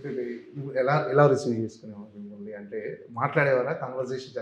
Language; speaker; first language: Telugu; native; Telugu